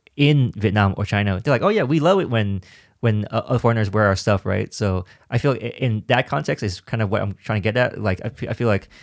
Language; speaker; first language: English; native; English